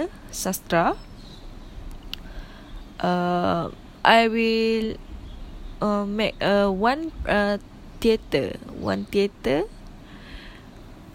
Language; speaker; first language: English; non-native, local second language; Malay